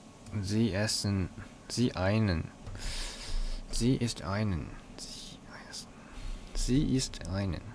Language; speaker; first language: German; non-native, learner; English